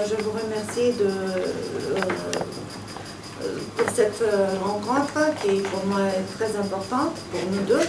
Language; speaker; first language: French; non-native, fluent; Romanian